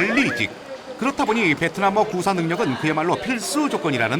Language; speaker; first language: Korean; native; Korean